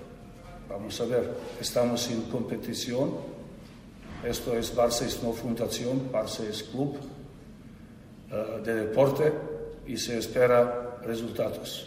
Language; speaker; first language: Spanish; non-native, learner; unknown